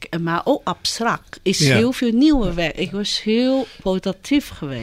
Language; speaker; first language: Dutch; non-native, fluent; Chinese